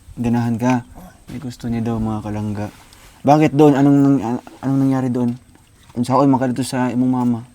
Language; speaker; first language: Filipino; non-native, local second language; Cebuano